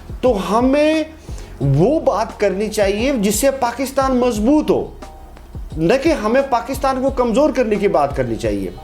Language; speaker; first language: Urdu; non-native, local second language; Pashto